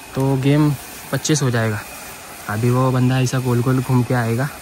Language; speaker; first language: Hindi; non-native, local second language; Marathi